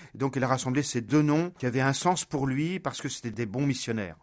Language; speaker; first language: French; native; French